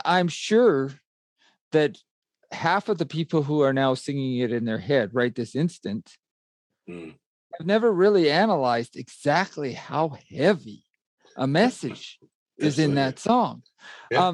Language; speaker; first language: English; native; English